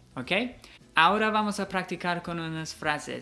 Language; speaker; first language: Spanish; non-native, fluent; English